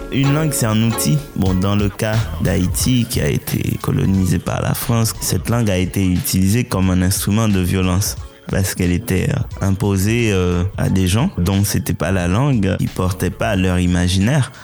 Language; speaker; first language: French; non-native, local second language; Haitian Creole